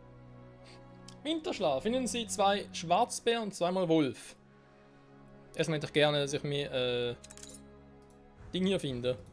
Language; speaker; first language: German; native; German